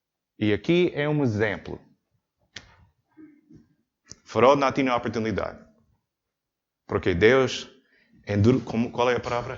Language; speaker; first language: Portuguese; non-native, learner; English